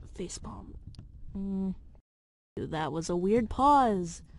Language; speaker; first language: English; native; English